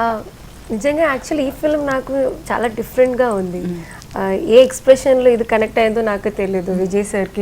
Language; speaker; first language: Telugu; non-native, learner; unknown